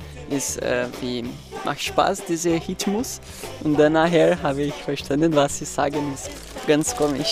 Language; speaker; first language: German; non-native, learner; Portuguese